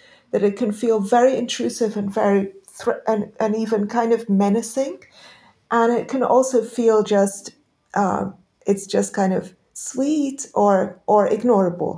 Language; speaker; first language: English; native; English